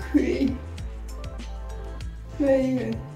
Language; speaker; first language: Korean; non-native, fluent; Dutch